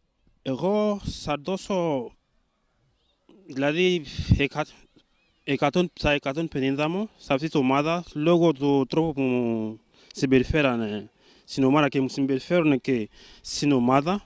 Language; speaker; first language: Greek; non-native, learner; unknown